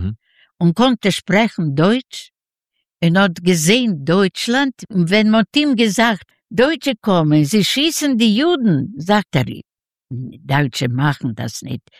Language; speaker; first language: German; non-native, learner; Ukrainian